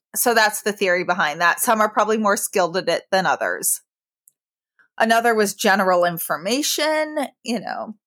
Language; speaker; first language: English; native; English